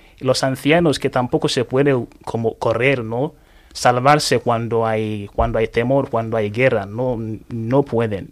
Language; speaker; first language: Spanish; non-native, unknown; Igbo